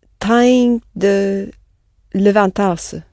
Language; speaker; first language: Portuguese; non-native, learner; English